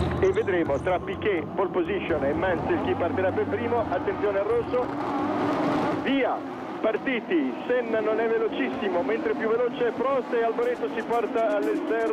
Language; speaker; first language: Italian; native; Italian